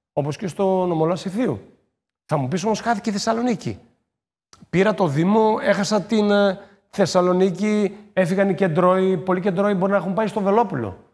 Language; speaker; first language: Greek; native; Greek